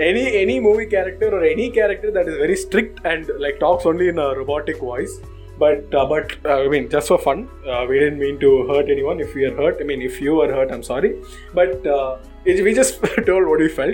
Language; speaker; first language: English; non-native, local second language; Tamil